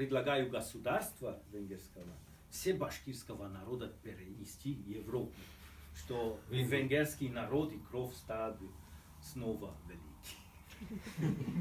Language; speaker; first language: Russian; non-native, fluent; Hungarian